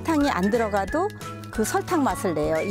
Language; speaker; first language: Korean; native; Korean